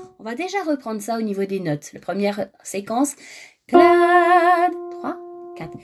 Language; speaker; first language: French; native; French